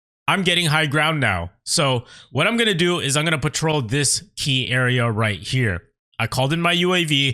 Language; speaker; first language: English; native; English